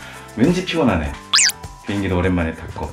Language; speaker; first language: Korean; native; Korean